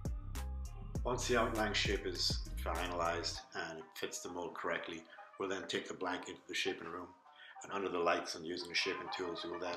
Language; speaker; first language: English; native; English